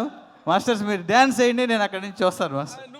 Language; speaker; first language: Telugu; native; Telugu